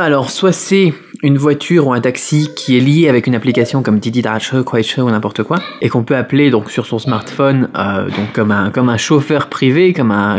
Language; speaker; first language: French; native; French